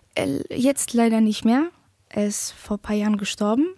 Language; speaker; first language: German; early bilingual, other home language; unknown